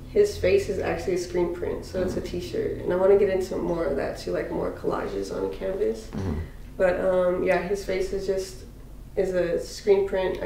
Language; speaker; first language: English; native; English